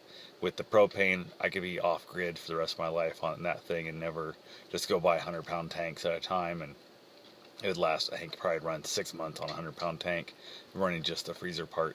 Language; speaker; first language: English; native; English